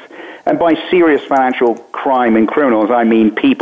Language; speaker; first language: English; native; English